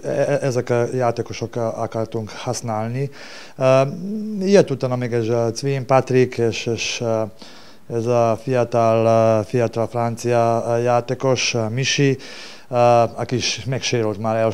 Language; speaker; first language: Hungarian; non-native, learner; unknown